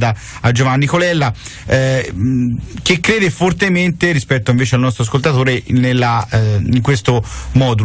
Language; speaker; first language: Italian; native; Italian